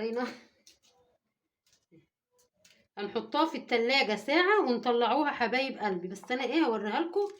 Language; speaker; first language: Arabic; native; Arabic